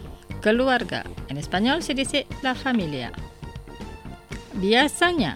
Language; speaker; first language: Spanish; non-native, fluent; Indonesian